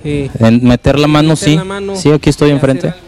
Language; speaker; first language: Spanish; native; Spanish